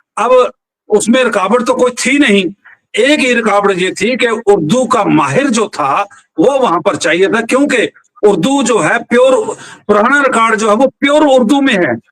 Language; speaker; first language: Hindi; non-native, local second language; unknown